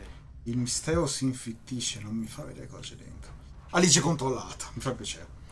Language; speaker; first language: Italian; native; Italian